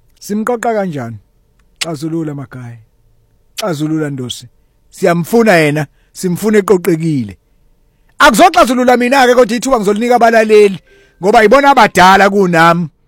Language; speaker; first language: Zulu; native; Zulu